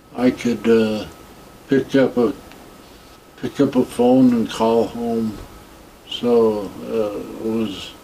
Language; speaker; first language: English; native; English